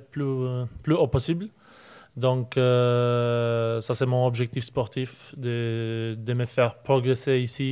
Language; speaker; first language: French; non-native, learner; Polish